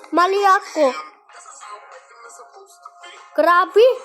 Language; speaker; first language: Filipino; non-native, learner; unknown